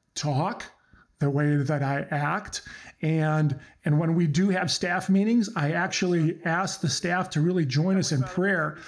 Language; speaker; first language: English; early bilingual, other home language; Croatian